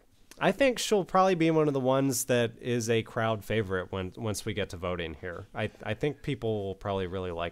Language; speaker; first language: English; native; English